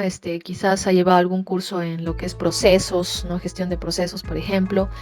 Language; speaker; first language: Spanish; native; Spanish